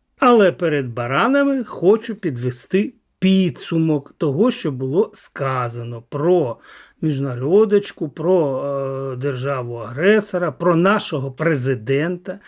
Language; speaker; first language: Ukrainian; native; Ukrainian